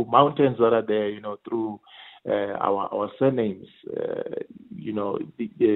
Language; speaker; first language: English; non-native, local second language; Swati